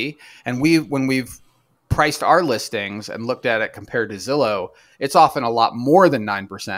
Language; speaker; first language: English; native; English